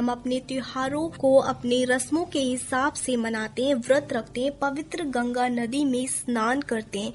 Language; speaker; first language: Hindi; native; Hindi